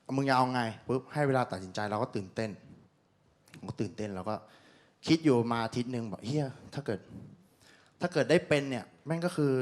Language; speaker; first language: Thai; native; Thai